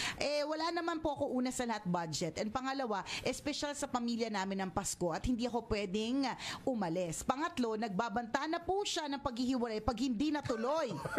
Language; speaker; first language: Filipino; native; Filipino